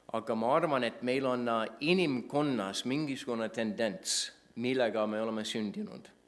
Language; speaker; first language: Estonian; non-native, fluent; English